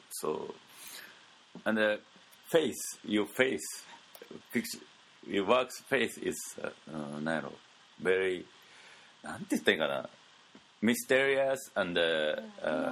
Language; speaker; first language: English; non-native, learner; Japanese